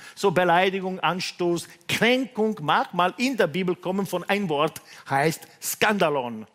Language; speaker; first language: German; non-native, fluent; Italian